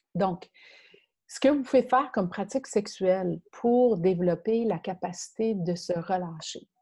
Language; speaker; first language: French; native; French